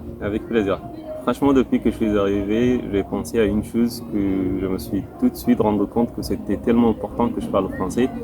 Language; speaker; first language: French; non-native, fluent; Arabic